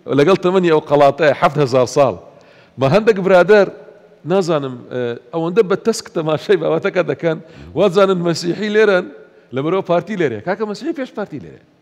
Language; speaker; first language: Central Kurdish; non-native, local second language; Assyrian Neo-Aramaic